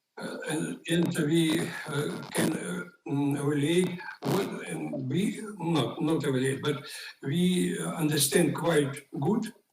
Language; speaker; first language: English; non-native, fluent; Ukrainian